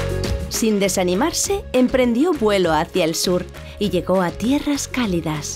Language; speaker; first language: Spanish; native; Spanish